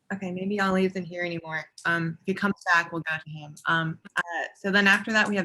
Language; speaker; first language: English; native; English